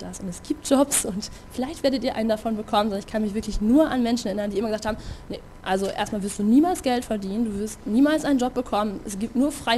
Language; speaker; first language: German; native; German